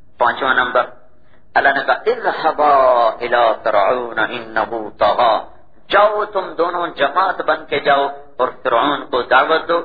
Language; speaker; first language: Urdu; non-native, local second language; Punjabi